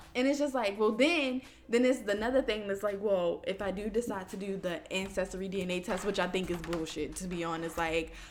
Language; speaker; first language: English; native; English